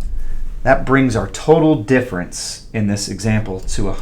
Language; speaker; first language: English; native; English